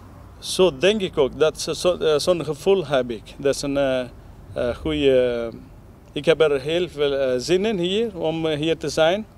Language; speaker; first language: Dutch; non-native, learner; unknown